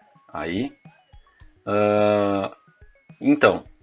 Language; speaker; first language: Portuguese; native; Portuguese